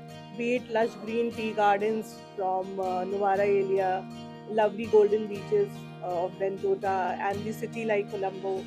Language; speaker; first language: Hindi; native; Hindi